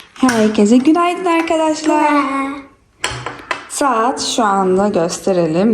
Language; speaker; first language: Turkish; early bilingual, heritage; Turkish